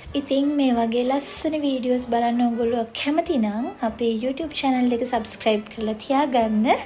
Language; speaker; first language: Sinhala; native; Sinhala